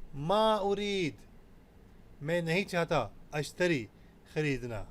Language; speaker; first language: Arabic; non-native, fluent; Urdu